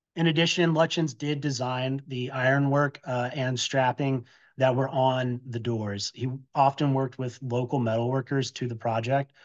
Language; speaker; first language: English; native; English